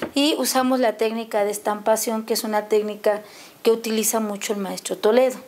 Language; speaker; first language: Spanish; native; Spanish